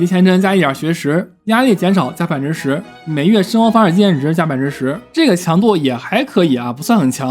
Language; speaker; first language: Chinese; native; Chinese